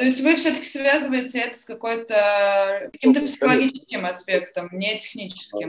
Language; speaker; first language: Russian; native; Russian